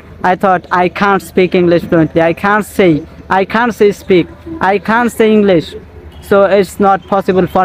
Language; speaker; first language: English; non-native, learner; Bangla